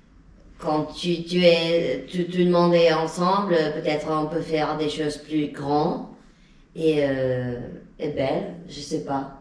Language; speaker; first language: French; non-native, fluent; Spanish